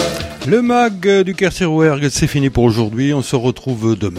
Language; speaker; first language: French; native; French